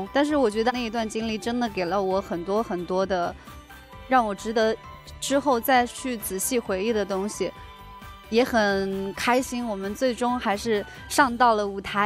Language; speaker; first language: Chinese; native; Chinese